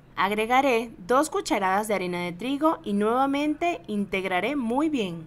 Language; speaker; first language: Spanish; native; Spanish